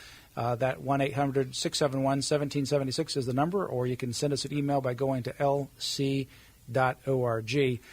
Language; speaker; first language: English; native; English